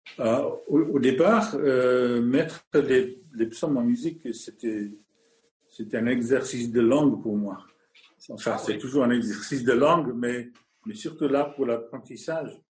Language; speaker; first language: French; non-native, fluent; English